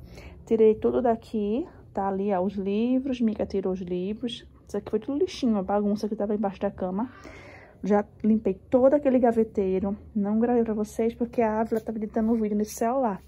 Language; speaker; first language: Portuguese; native; Portuguese